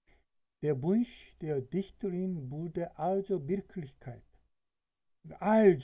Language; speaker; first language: German; non-native, fluent; Korean